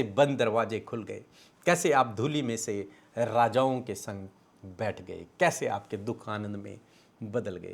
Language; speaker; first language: Hindi; native; Hindi